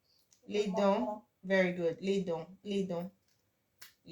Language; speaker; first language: French; non-native, fluent; English